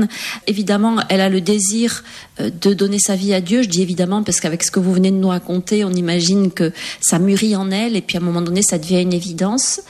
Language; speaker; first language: French; native; French